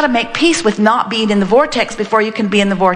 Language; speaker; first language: English; native; English